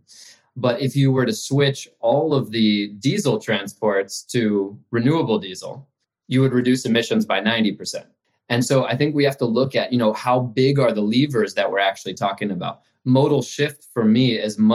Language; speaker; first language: English; native; English